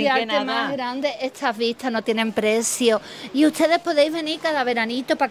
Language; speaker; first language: Spanish; native; Spanish